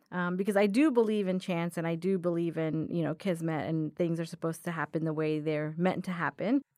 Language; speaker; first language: English; early bilingual, other home language; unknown